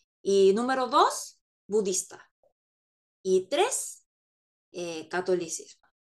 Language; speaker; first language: Spanish; non-native, fluent; Korean